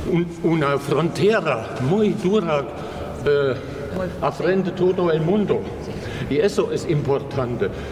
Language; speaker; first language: Spanish; non-native, fluent; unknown